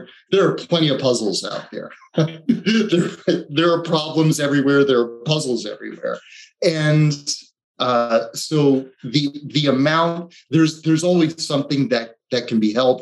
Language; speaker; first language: English; native; English